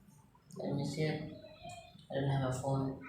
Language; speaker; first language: English; non-native, learner; Indonesian